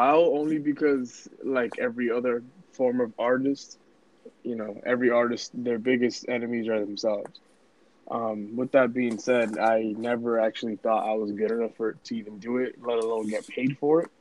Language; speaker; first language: English; early bilingual, other home language; Spanish